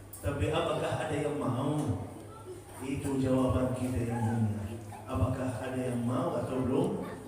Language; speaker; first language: Malay; non-native, fluent; Arabic